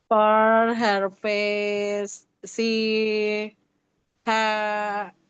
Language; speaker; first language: English; non-native, learner; Indonesian